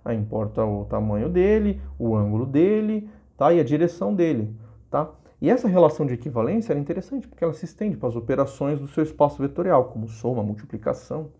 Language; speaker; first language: Portuguese; native; Portuguese